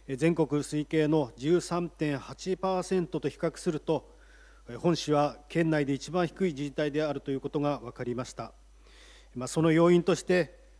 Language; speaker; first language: Japanese; native; Japanese